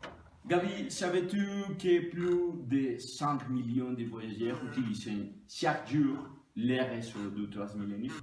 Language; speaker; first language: French; non-native, learner; Spanish